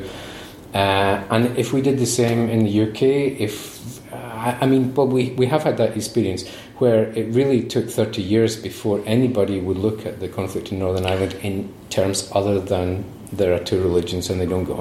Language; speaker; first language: English; native; English